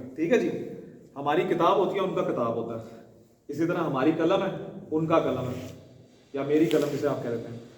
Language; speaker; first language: Urdu; non-native, local second language; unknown